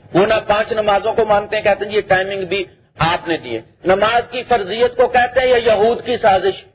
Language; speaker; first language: Urdu; non-native, local second language; Punjabi